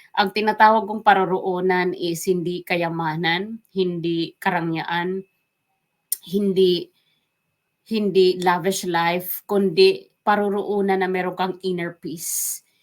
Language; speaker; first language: Filipino; non-native, local second language; Waray